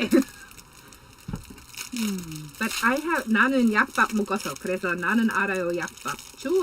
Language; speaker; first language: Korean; non-native, learner; English